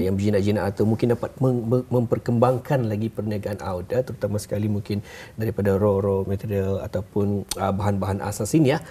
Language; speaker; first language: Malay; native; Malay